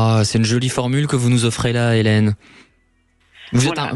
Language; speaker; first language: French; native; French